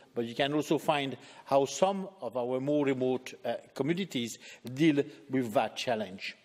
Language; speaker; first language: English; native; English